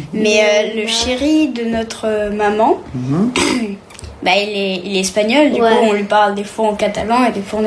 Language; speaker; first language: French; early bilingual, heritage; French